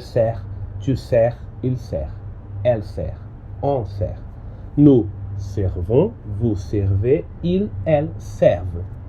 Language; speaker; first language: French; non-native, learner; Portuguese